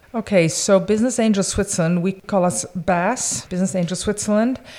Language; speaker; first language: English; early bilingual, other home language; French